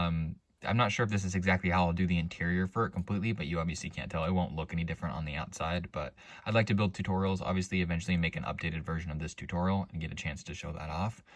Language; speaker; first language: English; native; English